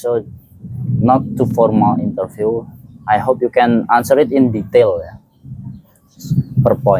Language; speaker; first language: English; non-native, fluent; Indonesian